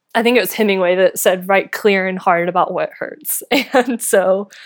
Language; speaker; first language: English; native; English